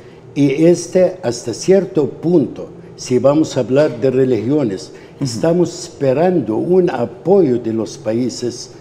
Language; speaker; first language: Spanish; non-native, fluent; Arabic